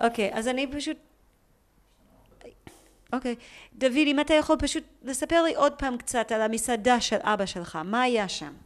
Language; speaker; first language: Hebrew; native; Hebrew